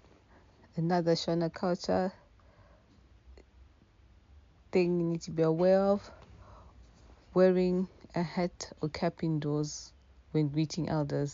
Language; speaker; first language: English; non-native, local second language; Shona